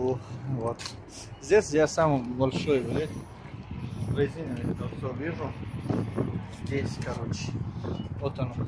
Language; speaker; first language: Russian; non-native, learner; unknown